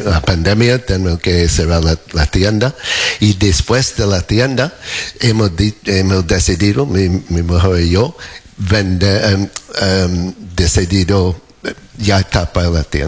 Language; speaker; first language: Spanish; non-native, learner; English